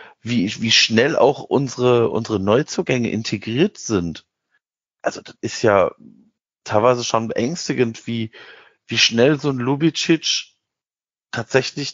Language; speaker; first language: German; native; German